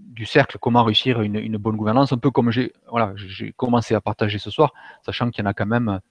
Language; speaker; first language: French; native; French